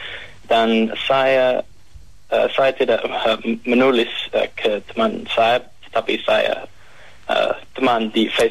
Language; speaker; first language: Indonesian; non-native, learner; English